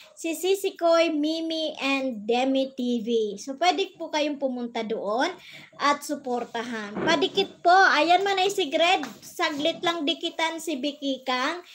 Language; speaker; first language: Filipino; non-native, local second language; Bikol